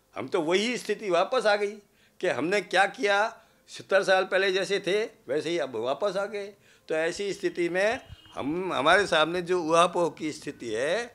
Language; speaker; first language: Hindi; native; Hindi